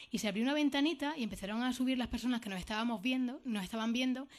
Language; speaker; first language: Spanish; native; Spanish